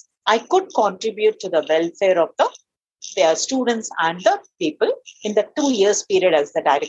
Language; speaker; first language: English; non-native, local second language; Telugu